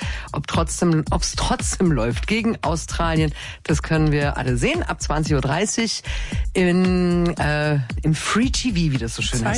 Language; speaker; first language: German; native; German